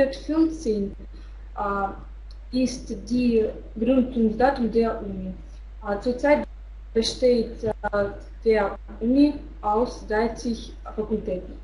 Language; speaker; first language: German; non-native, learner; Russian